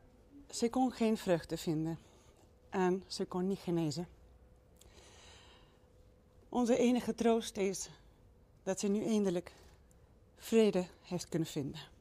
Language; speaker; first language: Dutch; non-native, local second language; Spanish